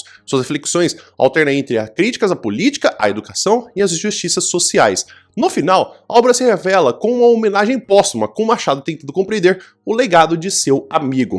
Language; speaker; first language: Portuguese; native; Portuguese